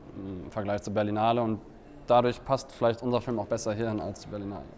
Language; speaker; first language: German; native; German